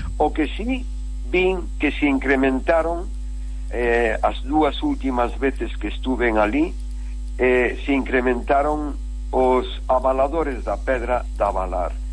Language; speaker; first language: Galician; native; Galician